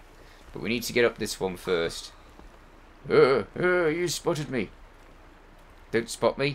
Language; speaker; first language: English; native; English